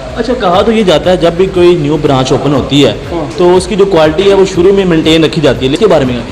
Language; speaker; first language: Urdu; native; Urdu